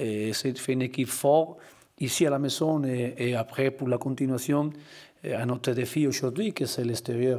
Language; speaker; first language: French; non-native, learner; Spanish